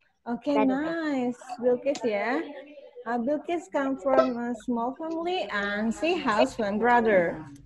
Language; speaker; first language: English; non-native, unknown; Indonesian